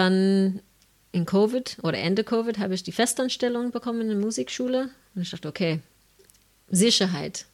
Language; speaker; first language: German; non-native, fluent; English